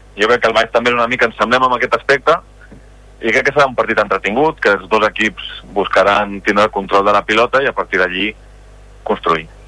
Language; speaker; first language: Catalan; native; Catalan